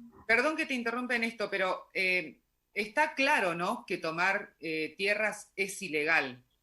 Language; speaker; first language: Spanish; native; Spanish